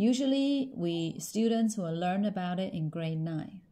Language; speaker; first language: English; non-native, fluent; Chinese